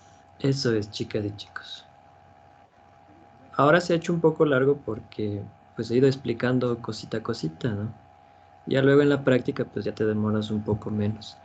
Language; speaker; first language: Spanish; native; Spanish